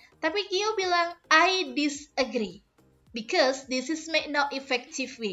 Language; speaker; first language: English; non-native, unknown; Indonesian